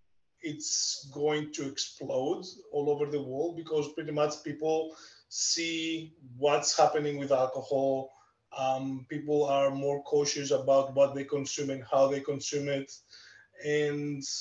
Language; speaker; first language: English; non-native, fluent; Greek